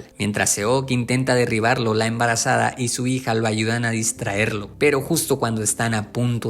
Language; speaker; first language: Spanish; native; Spanish